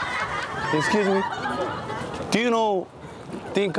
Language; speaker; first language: English; non-native, learner; Korean